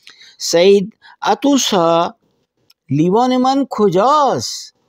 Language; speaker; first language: Persian; non-native, fluent; Urdu